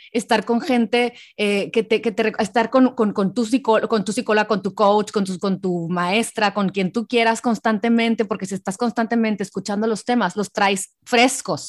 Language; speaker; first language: Spanish; native; Spanish